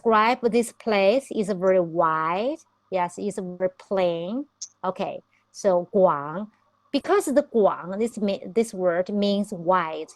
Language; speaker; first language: English; non-native, fluent; Chinese